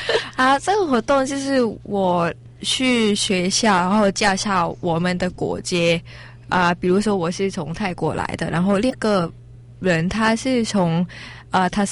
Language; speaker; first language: Chinese; non-native, learner; Thai